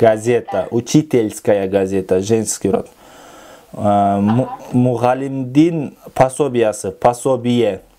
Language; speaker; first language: Russian; non-native, local second language; Kyrgyz